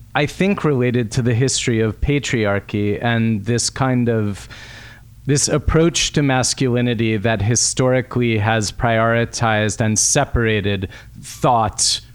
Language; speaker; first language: English; native; English